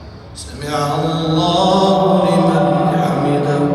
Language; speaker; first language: Arabic; native; Arabic